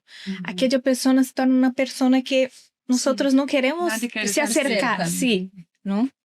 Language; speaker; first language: Spanish; non-native, learner; Portuguese